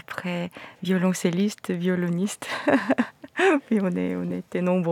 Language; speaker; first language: French; non-native, fluent; Korean